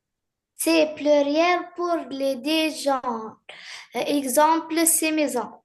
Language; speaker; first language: French; non-native, learner; Arabic